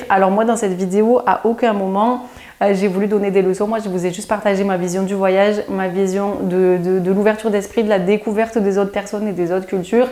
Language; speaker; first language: French; native; French